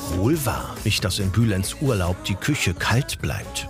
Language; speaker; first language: German; native; German